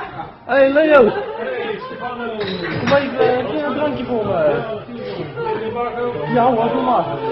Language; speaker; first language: Dutch; native; Dutch